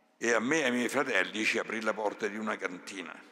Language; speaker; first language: Italian; native; Italian